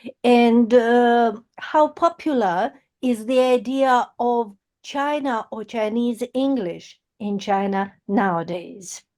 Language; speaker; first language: English; non-native, fluent; Russian